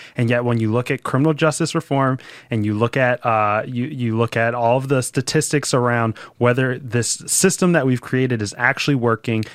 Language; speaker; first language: English; native; English